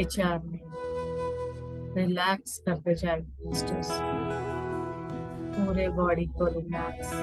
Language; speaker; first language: Hindi; native; Hindi